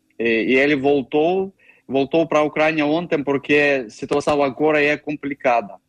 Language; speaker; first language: Portuguese; non-native, learner; Ukrainian